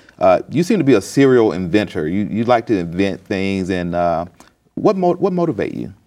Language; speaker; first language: English; native; English